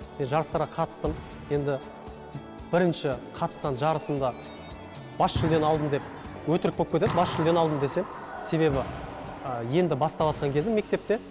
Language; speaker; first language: Kazakh; non-native, local second language; Russian